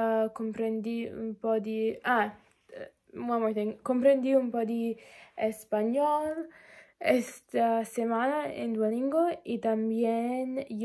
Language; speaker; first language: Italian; non-native, learner; English